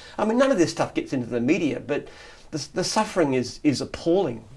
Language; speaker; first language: English; native; English